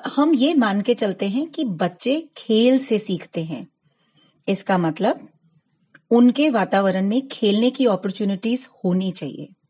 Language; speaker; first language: Hindi; non-native, local second language; Gujarati